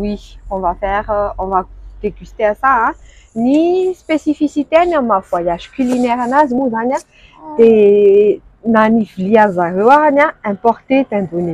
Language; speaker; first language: French; non-native, local second language; Malagasy